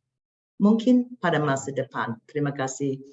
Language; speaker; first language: Indonesian; non-native, fluent; English